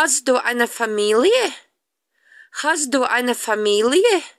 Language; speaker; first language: German; non-native, fluent; Latvian